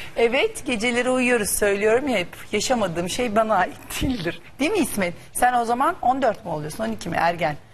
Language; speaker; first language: Turkish; native; Turkish